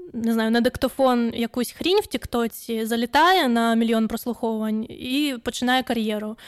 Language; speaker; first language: Ukrainian; non-native, local second language; Russian